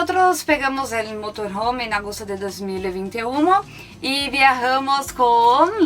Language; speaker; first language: Spanish; non-native, learner; Portuguese